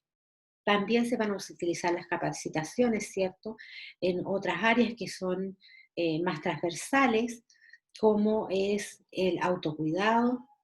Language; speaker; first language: Spanish; native; Spanish